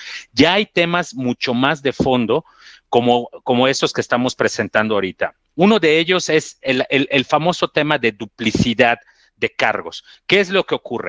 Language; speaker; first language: Spanish; native; Spanish